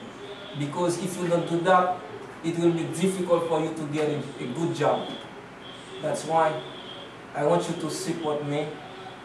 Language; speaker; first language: English; non-native, learner; Haitian Creole